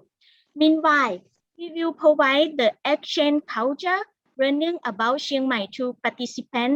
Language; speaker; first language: English; non-native, learner; Thai